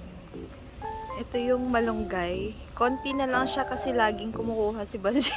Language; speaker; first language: Filipino; native; Filipino